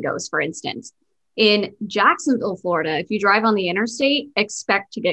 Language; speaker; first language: English; native; English